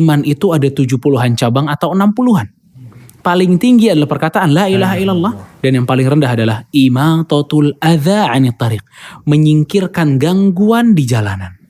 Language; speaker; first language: Indonesian; native; Indonesian